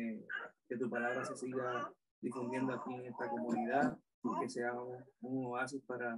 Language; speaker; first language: Spanish; native; Spanish